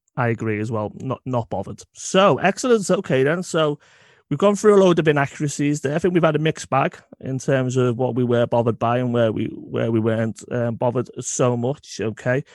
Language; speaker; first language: English; native; English